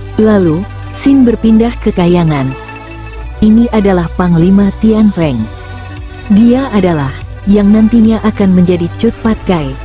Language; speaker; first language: Indonesian; native; Indonesian